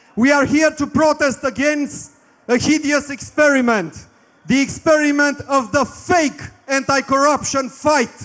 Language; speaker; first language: English; non-native, fluent; Romanian